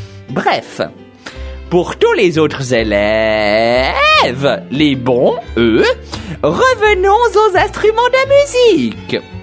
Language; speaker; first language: French; native; French